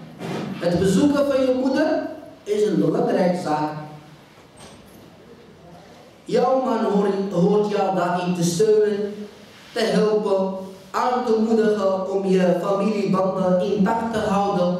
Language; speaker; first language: Dutch; non-native, fluent; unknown